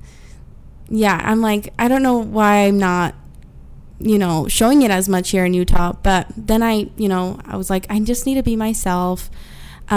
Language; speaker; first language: English; early bilingual, other home language; Spanish